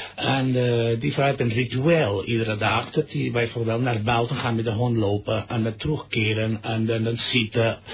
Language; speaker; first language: Dutch; non-native, fluent; Catalan